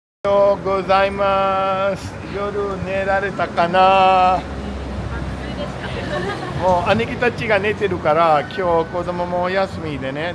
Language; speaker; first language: Japanese; non-native, fluent; Urdu